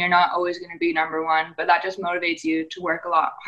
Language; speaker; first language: English; native; English